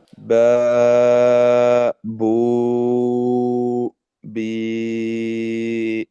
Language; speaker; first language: Arabic; non-native, learner; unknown